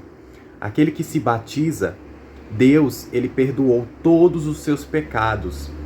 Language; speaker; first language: Portuguese; native; Portuguese